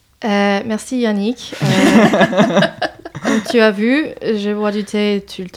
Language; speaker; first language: French; non-native, fluent; English